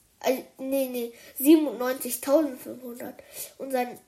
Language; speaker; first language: German; early bilingual, other home language; Chinese